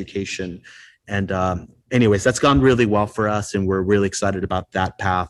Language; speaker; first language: English; non-native, fluent; Spanish